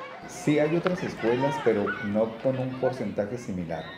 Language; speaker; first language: Spanish; native; Spanish